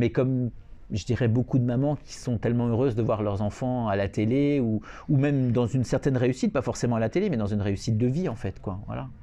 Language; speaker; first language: French; native; French